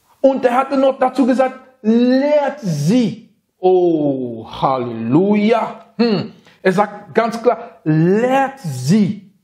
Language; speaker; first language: German; non-native, fluent; French